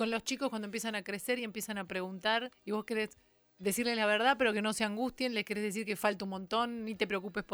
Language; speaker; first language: Spanish; native; Spanish